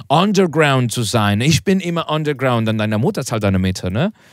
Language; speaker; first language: German; non-native, learner; Spanish